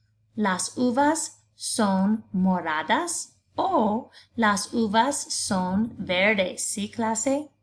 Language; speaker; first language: Spanish; non-native, fluent; English